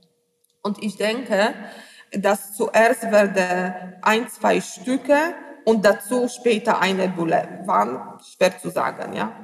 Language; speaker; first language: German; non-native, learner; Polish